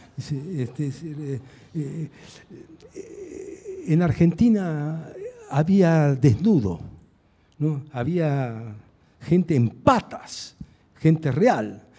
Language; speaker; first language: Spanish; early bilingual, other home language; Hungarian